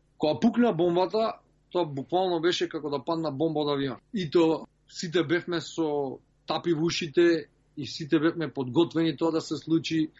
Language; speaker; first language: Macedonian; early bilingual, heritage; Macedonian